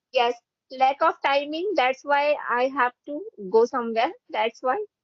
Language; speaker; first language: English; non-native, fluent; Hindi